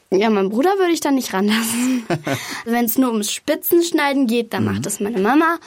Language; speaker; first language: German; native; German